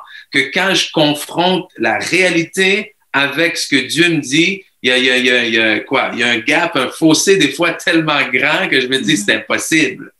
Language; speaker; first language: French; native; French